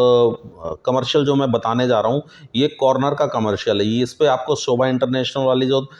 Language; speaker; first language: Hindi; native; Hindi